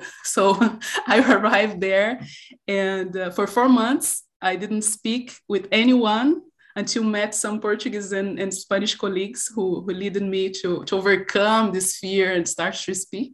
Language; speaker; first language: English; non-native, fluent; Portuguese